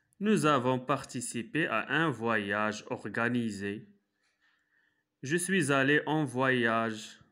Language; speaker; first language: French; non-native, local second language; Arabic